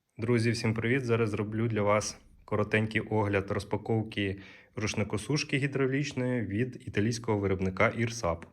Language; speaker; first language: Ukrainian; native; Ukrainian